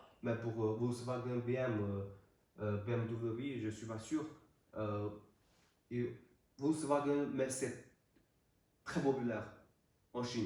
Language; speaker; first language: French; non-native, learner; Chinese